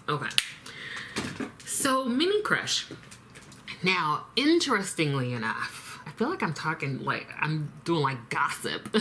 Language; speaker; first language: English; native; English